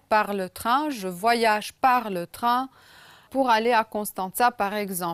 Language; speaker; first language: French; non-native, fluent; Romanian